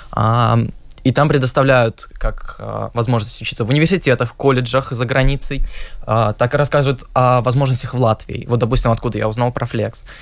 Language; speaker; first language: Russian; native; Russian